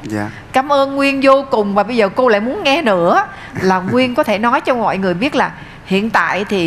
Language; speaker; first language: Vietnamese; native; Vietnamese